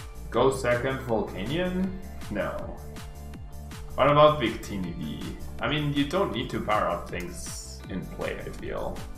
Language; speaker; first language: English; non-native, fluent; Spanish